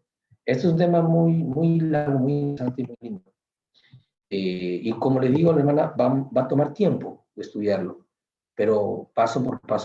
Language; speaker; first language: Spanish; native; Spanish